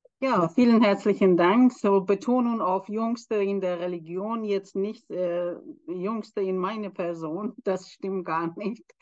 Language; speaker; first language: German; non-native, fluent; Persian